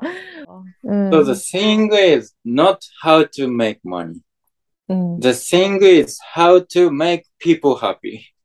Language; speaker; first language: English; non-native, fluent; Japanese